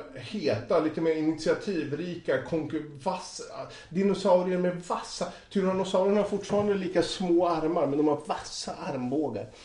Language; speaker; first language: Swedish; native; Swedish